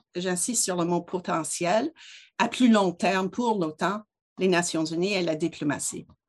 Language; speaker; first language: French; non-native, local second language; English